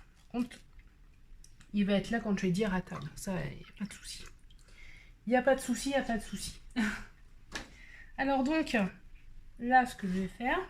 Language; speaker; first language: French; native; French